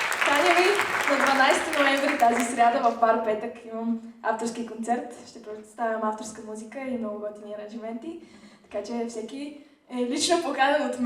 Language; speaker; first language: Bulgarian; native; Bulgarian